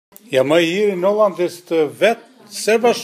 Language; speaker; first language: Dutch; non-native, learner; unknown